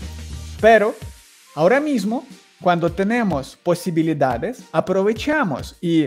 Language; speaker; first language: Spanish; non-native, learner; Ukrainian